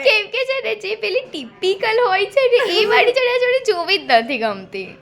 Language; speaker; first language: Gujarati; native; Gujarati